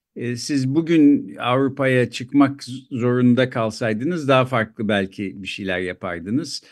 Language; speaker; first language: Turkish; native; Turkish